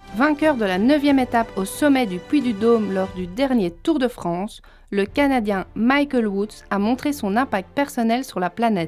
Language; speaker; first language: French; native; French